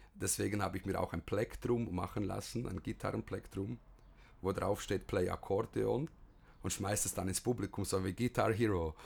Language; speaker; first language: German; early bilingual, other home language; Bosnian